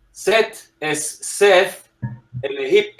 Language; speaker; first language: Spanish; non-native, fluent; English